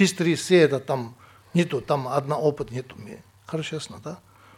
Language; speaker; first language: Russian; non-native, fluent; Tibetan